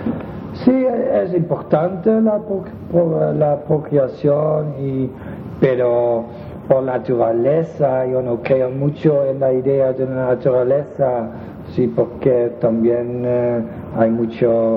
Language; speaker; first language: Spanish; non-native, fluent; Dutch